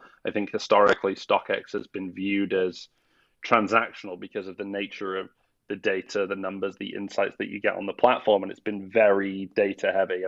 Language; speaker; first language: English; native; English